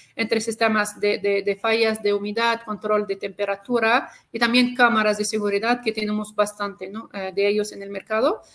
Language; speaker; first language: Spanish; non-native, fluent; Arabic